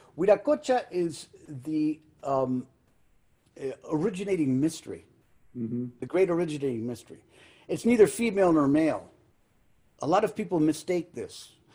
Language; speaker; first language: English; early bilingual, other home language; Spanish